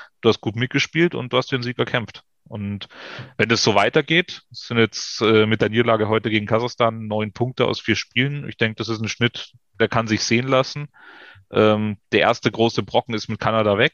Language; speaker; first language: German; native; German